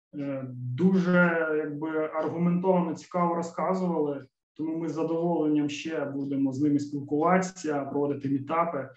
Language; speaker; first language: Ukrainian; native; Ukrainian